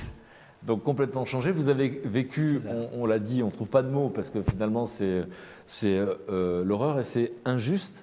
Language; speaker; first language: French; native; French